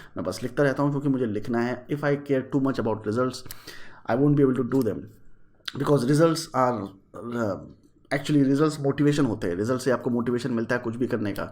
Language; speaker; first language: Hindi; native; Hindi